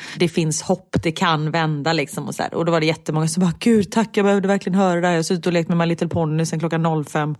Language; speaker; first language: Swedish; native; Swedish